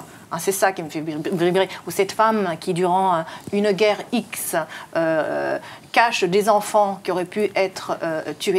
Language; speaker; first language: French; native; French